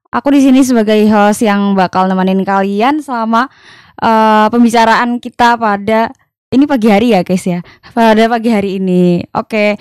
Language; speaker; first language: Indonesian; native; Indonesian